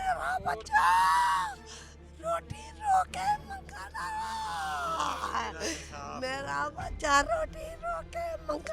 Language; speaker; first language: Hindi; non-native, local second language; Punjabi